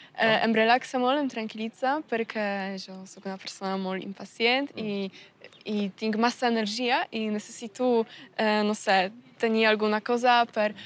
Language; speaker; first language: Catalan; non-native, fluent; Polish